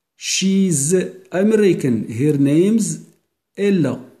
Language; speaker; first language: English; non-native, learner; Arabic